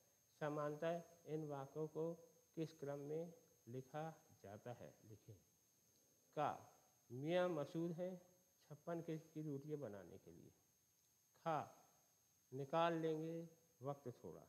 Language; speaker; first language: Hindi; native; Hindi